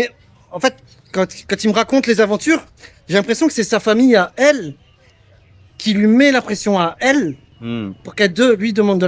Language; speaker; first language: French; native; French